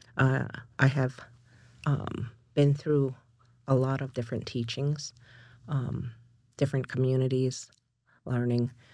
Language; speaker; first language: English; native; English